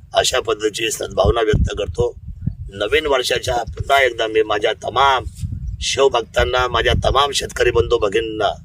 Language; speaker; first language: Marathi; native; Marathi